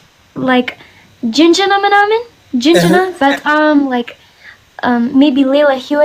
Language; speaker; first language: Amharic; early bilingual, heritage; English